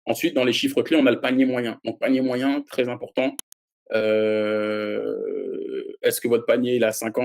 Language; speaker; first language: French; native; French